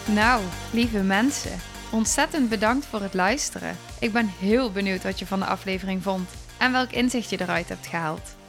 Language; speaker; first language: Dutch; native; Dutch